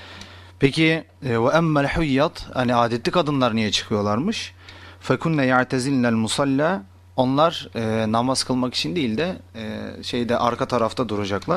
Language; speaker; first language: Turkish; native; Turkish